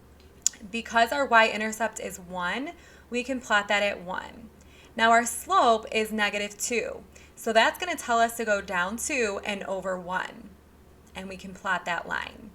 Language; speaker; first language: English; native; English